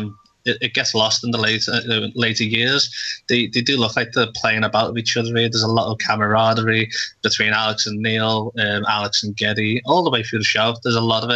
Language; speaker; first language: English; native; English